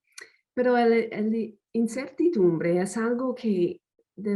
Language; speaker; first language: Spanish; non-native, fluent; English